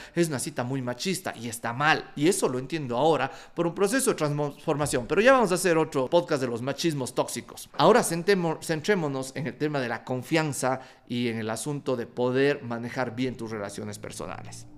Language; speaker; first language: Spanish; native; Spanish